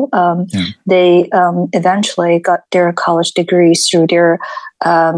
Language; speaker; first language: English; non-native, fluent; Chinese